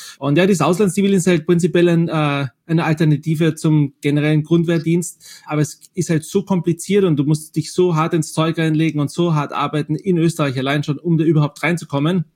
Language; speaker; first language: German; native; German